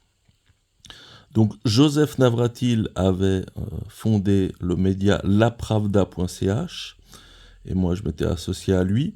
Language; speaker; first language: French; native; French